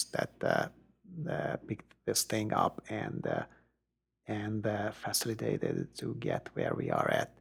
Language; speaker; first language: English; non-native, fluent; Hungarian